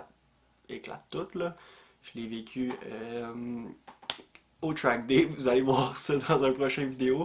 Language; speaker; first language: French; native; French